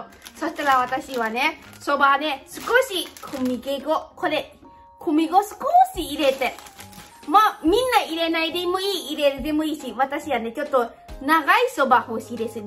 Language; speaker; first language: Japanese; non-native, learner; Lao